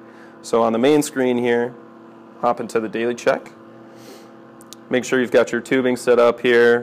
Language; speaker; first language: English; native; English